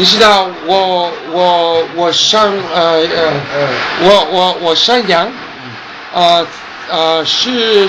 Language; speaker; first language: Chinese; non-native, learner; Spanish